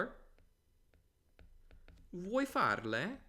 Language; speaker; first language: Italian; non-native, fluent; English